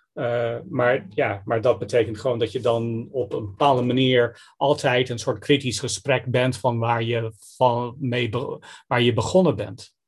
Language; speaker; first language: Dutch; non-native, fluent; English